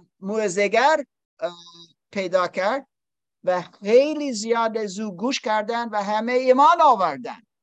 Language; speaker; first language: Persian; non-native, learner; English